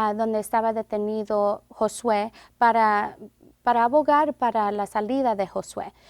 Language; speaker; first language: Spanish; early bilingual, heritage; Spanish